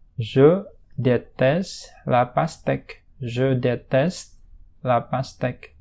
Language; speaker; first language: French; non-native, fluent; Indonesian